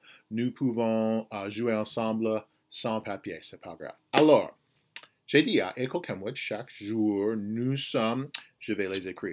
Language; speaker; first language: French; non-native, fluent; English